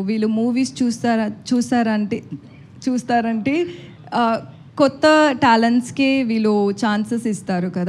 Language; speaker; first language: Telugu; non-native, learner; Tamil